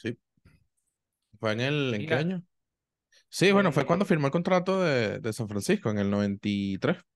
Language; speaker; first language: Spanish; native; Spanish